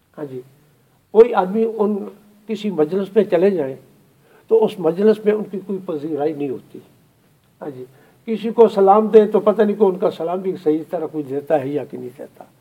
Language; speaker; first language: Urdu; non-native, local second language; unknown